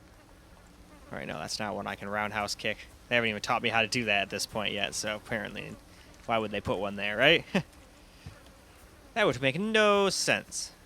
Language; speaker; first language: English; native; English